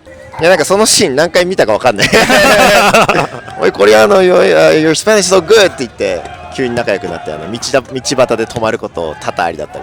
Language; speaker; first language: Japanese; native; Japanese